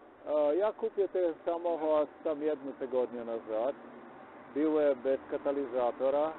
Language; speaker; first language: Polish; non-native, learner; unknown